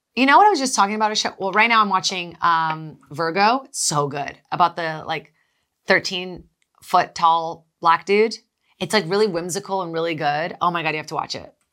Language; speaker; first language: English; early bilingual, other home language; Portuguese